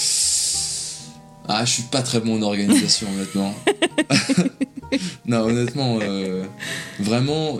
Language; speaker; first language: French; native; French